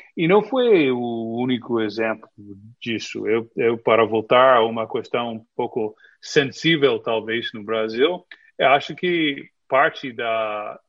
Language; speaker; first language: Portuguese; non-native, fluent; English